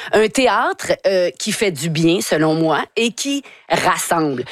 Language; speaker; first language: French; native; French